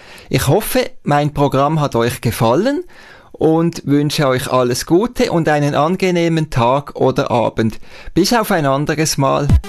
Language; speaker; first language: German; native; German